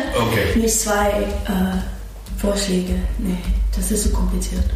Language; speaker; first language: German; non-native, fluent; English